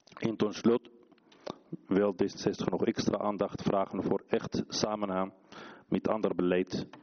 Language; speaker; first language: Dutch; non-native, fluent; Arabic